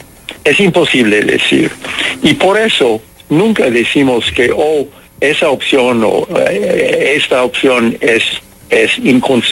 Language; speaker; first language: Spanish; non-native, fluent; English